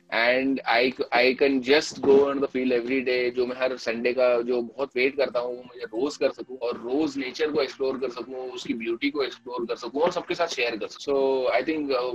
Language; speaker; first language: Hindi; non-native, local second language; Marathi